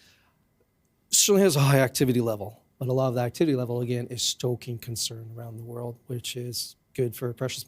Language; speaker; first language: English; native; English